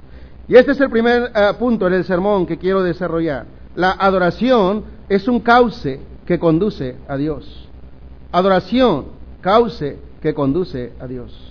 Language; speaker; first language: Spanish; native; Spanish